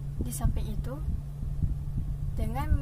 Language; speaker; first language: Malay; native; Malay